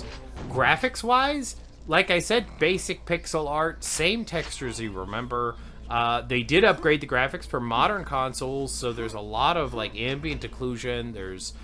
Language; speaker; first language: English; native; English